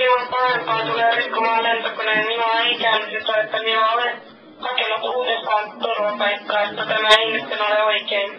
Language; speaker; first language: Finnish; non-native, fluent; Arabic